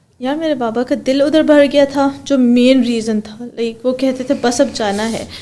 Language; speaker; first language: Urdu; early bilingual, heritage; Urdu